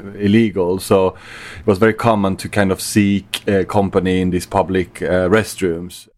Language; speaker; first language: English; non-native, fluent; Swedish